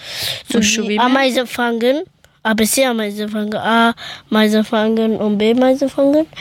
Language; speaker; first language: German; early bilingual, other home language; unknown